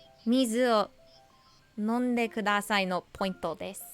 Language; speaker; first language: Japanese; non-native, learner; English